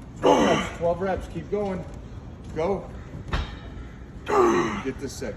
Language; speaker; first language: English; native; English